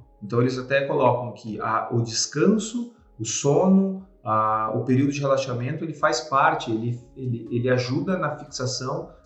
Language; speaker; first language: Portuguese; native; Portuguese